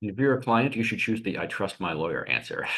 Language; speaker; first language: English; native; English